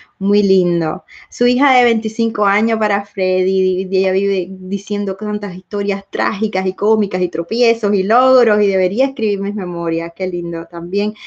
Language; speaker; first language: Spanish; native; Spanish